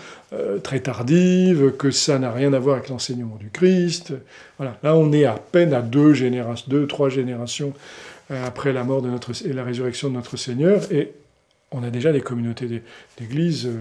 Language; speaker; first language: French; native; French